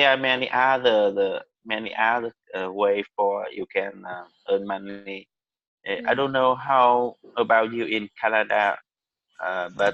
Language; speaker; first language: English; non-native, learner; Vietnamese